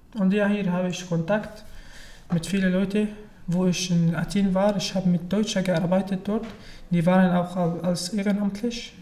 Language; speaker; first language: German; non-native, learner; Arabic